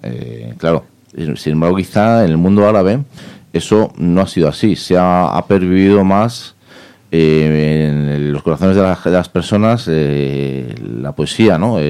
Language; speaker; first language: Spanish; native; Spanish